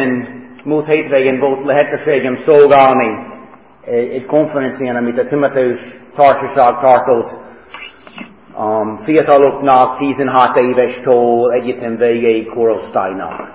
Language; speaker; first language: Hungarian; non-native, fluent; English